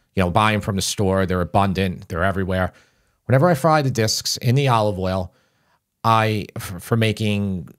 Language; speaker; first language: English; native; English